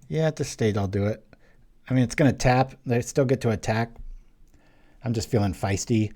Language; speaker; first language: English; native; English